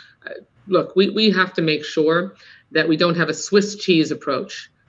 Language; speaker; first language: English; native; English